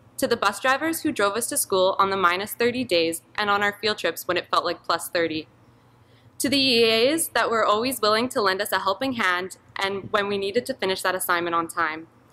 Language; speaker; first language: English; native; English